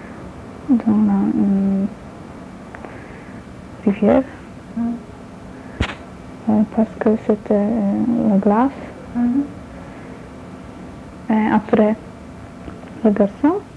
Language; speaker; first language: French; non-native, learner; Polish